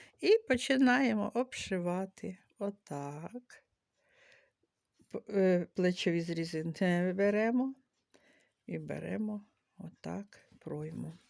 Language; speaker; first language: Ukrainian; native; Ukrainian